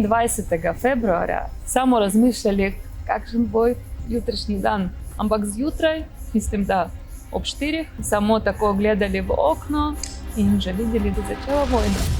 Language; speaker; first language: Slovenian; non-native, learner; Russian